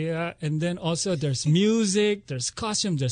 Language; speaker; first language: English; non-native, local second language; Filipino